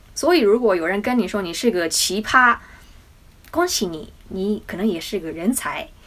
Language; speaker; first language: Chinese; non-native, fluent; Japanese